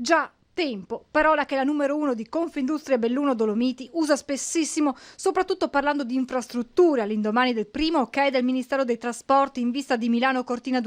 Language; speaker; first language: Italian; native; Italian